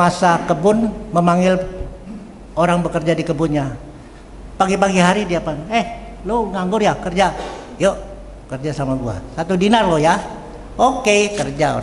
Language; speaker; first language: Indonesian; native; Indonesian